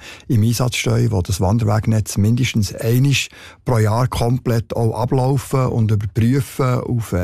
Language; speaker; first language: German; native; German